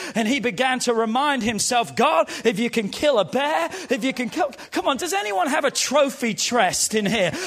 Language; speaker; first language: English; native; English